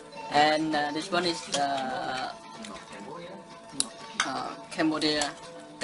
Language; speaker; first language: English; non-native, learner; Khmer